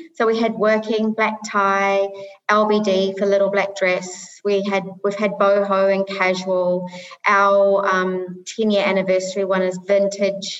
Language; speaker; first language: English; native; English